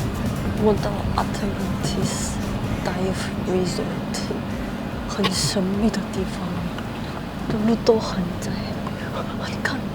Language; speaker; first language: Chinese; non-native, fluent; Korean